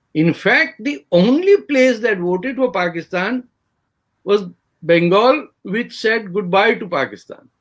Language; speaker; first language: English; non-native, local second language; Urdu